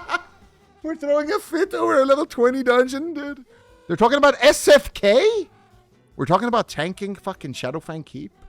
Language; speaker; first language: English; native; English